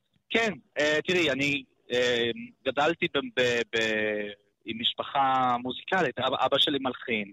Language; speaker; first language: Hebrew; non-native, learner; English